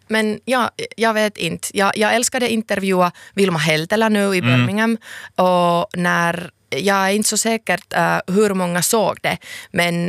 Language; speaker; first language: Swedish; non-native, local second language; Finnish